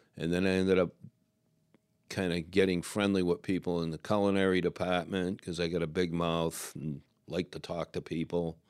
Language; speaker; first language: English; native; English